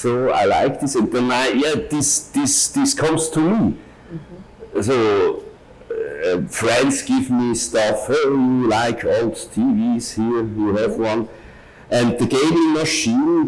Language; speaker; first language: English; non-native, learner; German